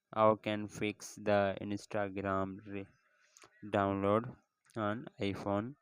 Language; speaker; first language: English; non-native, local second language; Urdu